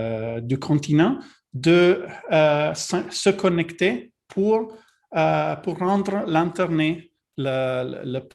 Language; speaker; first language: French; non-native, learner; Italian